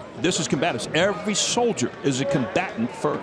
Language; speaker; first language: English; native; English